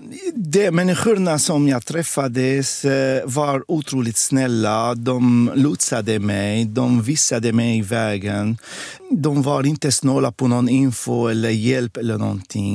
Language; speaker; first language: Swedish; non-native, local second language; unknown